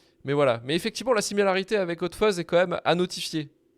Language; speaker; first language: French; native; French